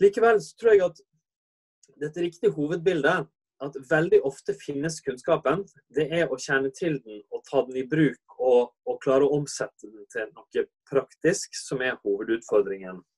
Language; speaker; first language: Norwegian; native; Norwegian